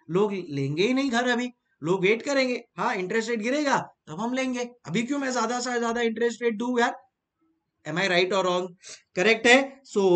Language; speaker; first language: Hindi; native; Hindi